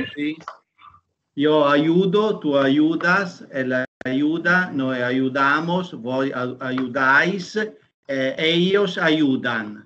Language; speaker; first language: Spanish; non-native, learner; Italian